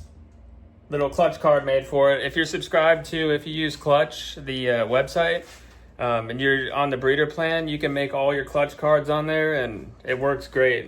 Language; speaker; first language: English; native; English